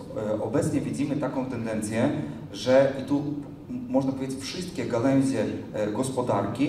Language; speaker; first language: Polish; non-native, fluent; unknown